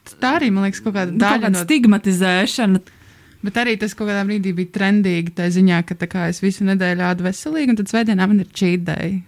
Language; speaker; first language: Latvian; native; Latvian